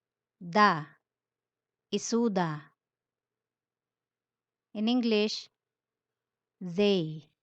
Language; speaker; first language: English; non-native, local second language; Filipino